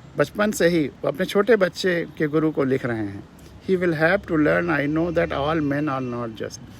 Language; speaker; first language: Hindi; native; Hindi